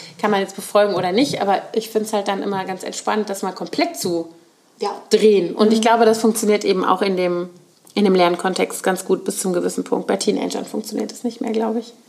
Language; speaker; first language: German; native; German